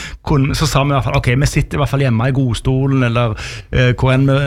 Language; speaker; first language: Norwegian; native; Norwegian